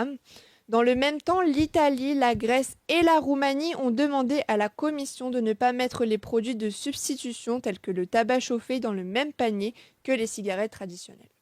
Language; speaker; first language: French; native; French